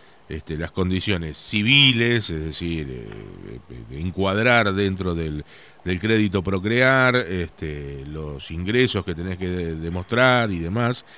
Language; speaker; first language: Spanish; native; Spanish